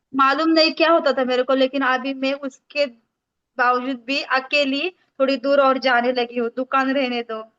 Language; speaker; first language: Hindi; non-native, local second language; Marathi